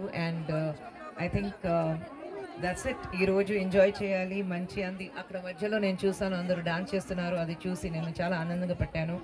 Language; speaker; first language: Telugu; non-native, learner; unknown